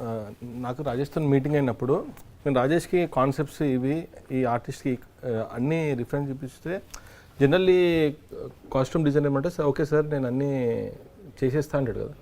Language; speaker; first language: Telugu; native; Telugu